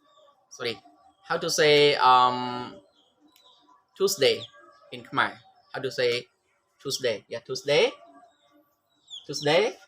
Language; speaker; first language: English; non-native, learner; Khmer